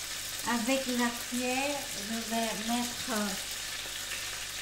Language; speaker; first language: French; non-native, learner; Vietnamese